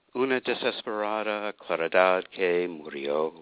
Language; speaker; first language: Spanish; non-native, fluent; English